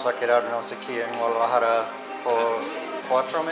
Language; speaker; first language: Spanish; non-native, learner; English